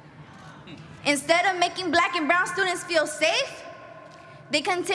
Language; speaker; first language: English; native; English